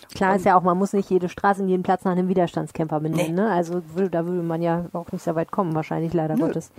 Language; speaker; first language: German; native; German